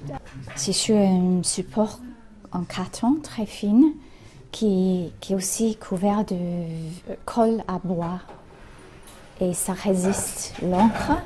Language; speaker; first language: French; non-native, fluent; English